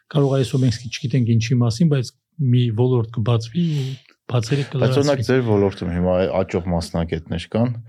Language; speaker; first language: Armenian; native; Armenian